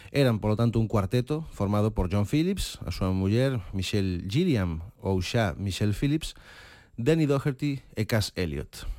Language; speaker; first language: Galician; native; Galician